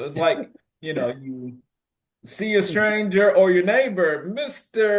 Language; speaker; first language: English; native; English